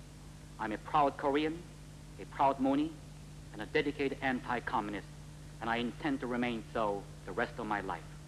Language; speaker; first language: English; non-native, local second language; Korean